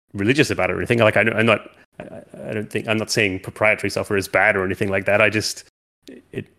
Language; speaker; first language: English; native; English